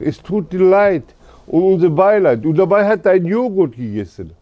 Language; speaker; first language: German; early bilingual, other home language; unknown